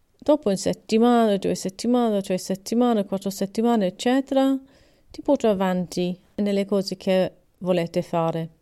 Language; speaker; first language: Italian; non-native, learner; English